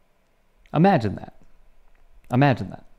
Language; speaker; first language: English; native; English